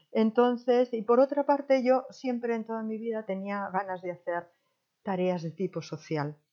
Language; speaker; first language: Spanish; native; Spanish